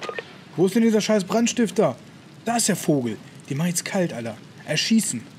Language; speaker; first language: German; native; German